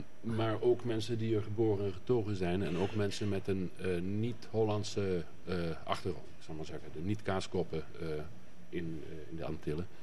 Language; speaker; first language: Dutch; native; Dutch